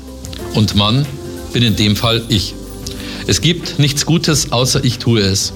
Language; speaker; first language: German; native; German